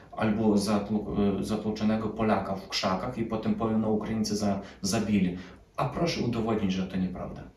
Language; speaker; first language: Polish; early bilingual, other home language; Ukrainian